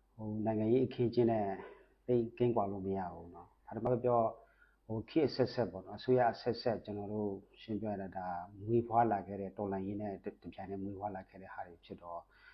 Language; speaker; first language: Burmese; non-native, local second language; S'gaw Karen